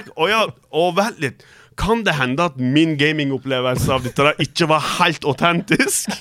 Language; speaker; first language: Norwegian; early bilingual, other home language; Turkish